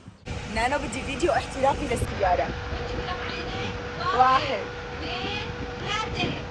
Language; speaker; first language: Arabic; native; Arabic